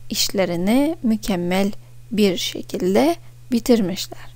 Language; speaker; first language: Turkish; non-native, fluent; Russian